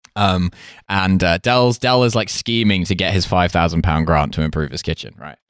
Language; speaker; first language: English; native; English